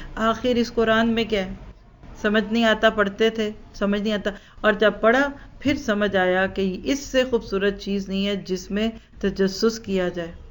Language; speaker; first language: Urdu; native; Urdu